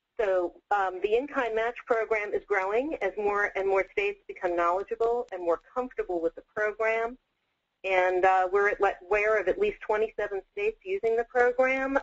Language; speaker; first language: English; native; English